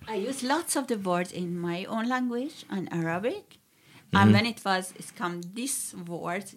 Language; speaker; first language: English; non-native, fluent; Swedish